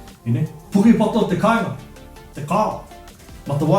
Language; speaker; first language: Māori; non-native, local second language; English